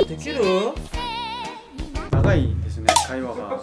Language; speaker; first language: Japanese; non-native, learner; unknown